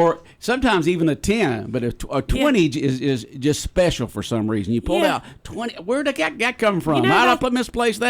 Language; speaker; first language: English; native; English